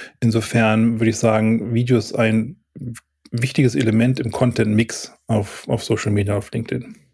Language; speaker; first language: German; native; German